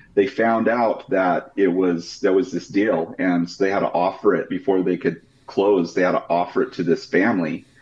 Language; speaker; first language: English; native; English